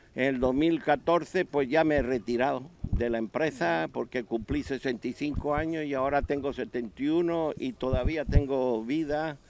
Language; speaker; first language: Spanish; native; Spanish